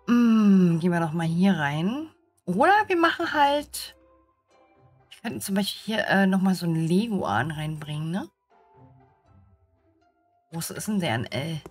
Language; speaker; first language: German; native; German